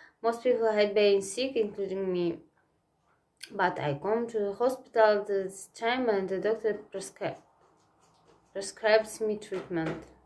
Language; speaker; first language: English; non-native, learner; Russian